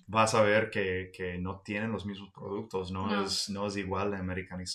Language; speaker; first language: Spanish; non-native, fluent; English